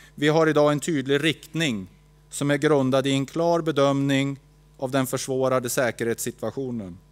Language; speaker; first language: Swedish; native; Swedish